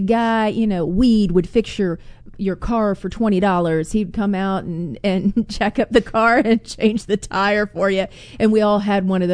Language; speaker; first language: English; native; English